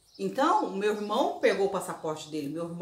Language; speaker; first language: Portuguese; native; Portuguese